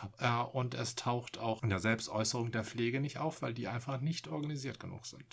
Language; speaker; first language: German; native; German